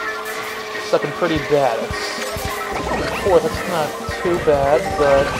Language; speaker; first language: English; native; English